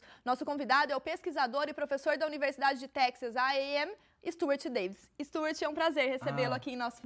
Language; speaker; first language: Portuguese; native; Portuguese